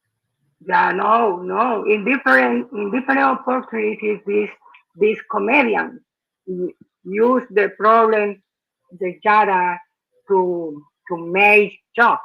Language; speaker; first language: English; non-native, learner; Spanish